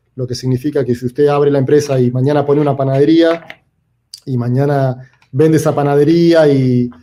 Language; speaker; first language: Spanish; native; Spanish